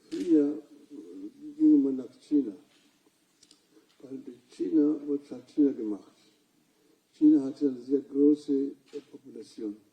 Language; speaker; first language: German; non-native, fluent; Luo (Kenya and Tanzania)